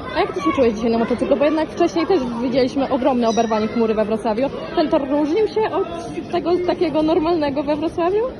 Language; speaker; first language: Polish; native; Polish